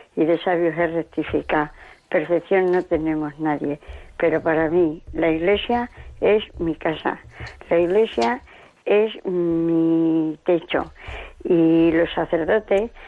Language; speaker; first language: Spanish; native; Spanish